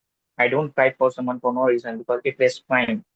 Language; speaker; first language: English; non-native, learner; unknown